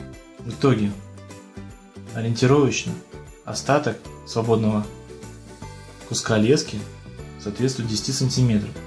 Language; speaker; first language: Russian; native; Russian